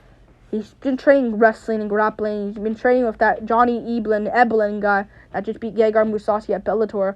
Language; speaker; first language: English; native; English